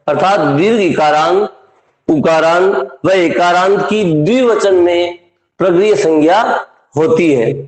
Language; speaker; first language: Hindi; native; Hindi